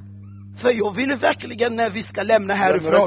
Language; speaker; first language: Swedish; non-native, learner; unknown